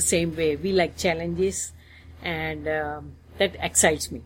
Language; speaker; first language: English; non-native, local second language; Gujarati